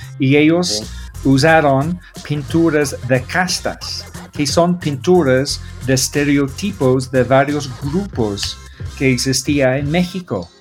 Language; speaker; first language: Spanish; non-native, fluent; English